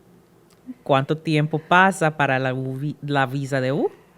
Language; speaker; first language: Spanish; non-native, learner; English